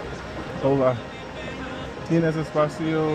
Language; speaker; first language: Spanish; non-native, learner; English